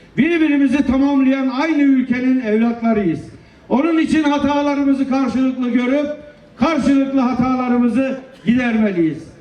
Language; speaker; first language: Turkish; native; Turkish